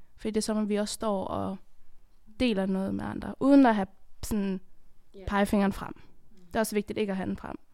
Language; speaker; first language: Danish; early bilingual, other home language; Persian